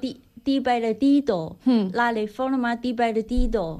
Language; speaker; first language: Spanish; non-native, learner; Chinese